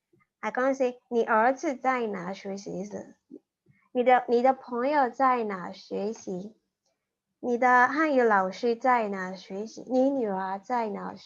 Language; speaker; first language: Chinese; non-native, fluent; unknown